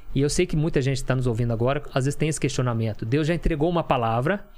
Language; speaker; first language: Portuguese; native; Portuguese